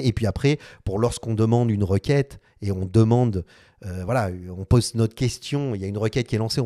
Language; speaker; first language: French; native; French